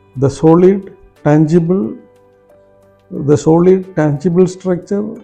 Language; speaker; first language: English; non-native, local second language; Malayalam